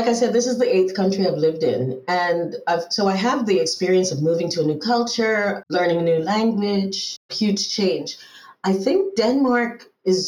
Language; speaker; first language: English; native; English